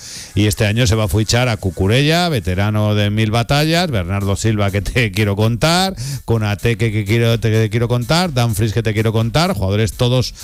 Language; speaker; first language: Spanish; native; Spanish